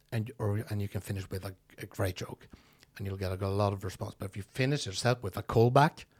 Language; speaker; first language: English; non-native, fluent; Norwegian